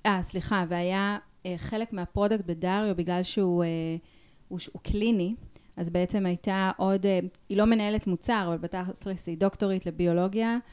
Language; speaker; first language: Hebrew; native; Hebrew